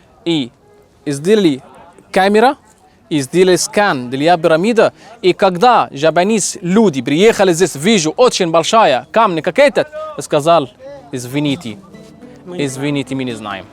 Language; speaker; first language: Russian; non-native, learner; Arabic